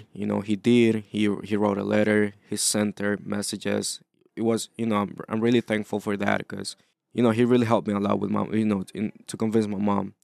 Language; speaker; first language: English; early bilingual, other home language; Spanish